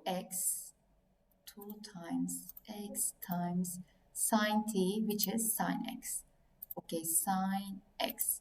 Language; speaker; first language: English; non-native, fluent; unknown